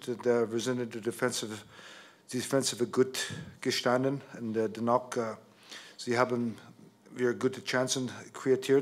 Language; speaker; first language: German; non-native, fluent; English